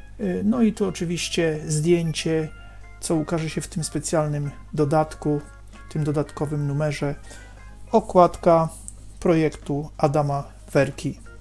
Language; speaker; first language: Polish; native; Polish